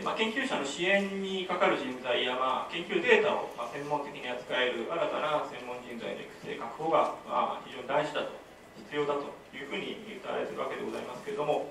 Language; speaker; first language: Japanese; native; Japanese